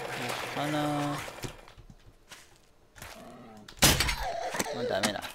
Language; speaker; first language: Japanese; native; Japanese